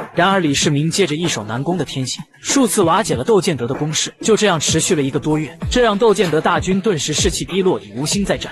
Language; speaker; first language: Chinese; native; Chinese